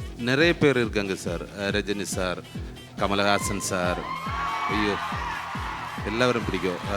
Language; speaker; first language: Tamil; non-native, learner; Malayalam